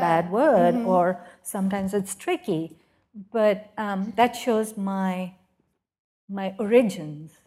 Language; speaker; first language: English; non-native, local second language; Urdu